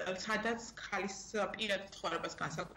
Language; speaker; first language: Georgian; native; Georgian